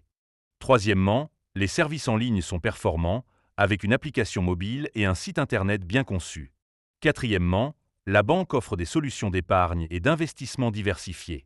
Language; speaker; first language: French; native; French